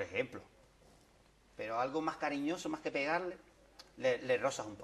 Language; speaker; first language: Spanish; native; Spanish